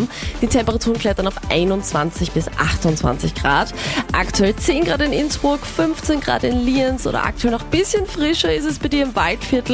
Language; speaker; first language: German; native; German